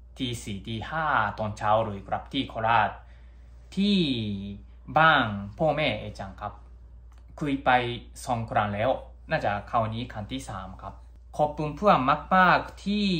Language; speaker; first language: Thai; non-native, learner; Japanese